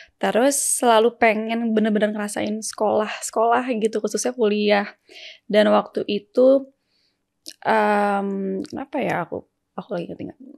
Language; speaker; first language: Indonesian; native; Indonesian